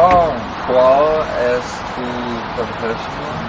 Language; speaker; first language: Spanish; non-native, learner; English